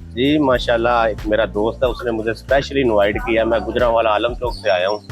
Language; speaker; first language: Urdu; non-native, local second language; Punjabi